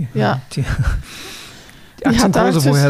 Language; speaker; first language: German; native; German